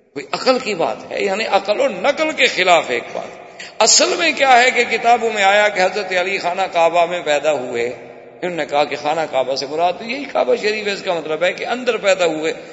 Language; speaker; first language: Urdu; native; Urdu